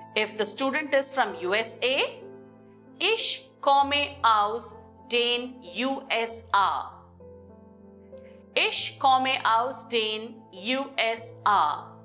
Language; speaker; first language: German; non-native, learner; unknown